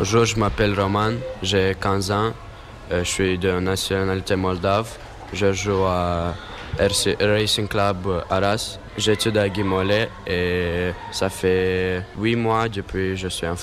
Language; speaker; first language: French; non-native, learner; Romanian